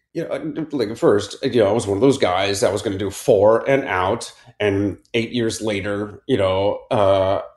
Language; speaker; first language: English; native; English